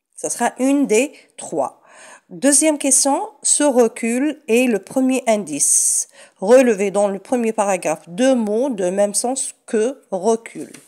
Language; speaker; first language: French; non-native, local second language; Arabic